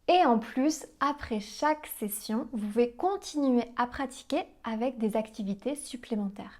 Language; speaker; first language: French; native; French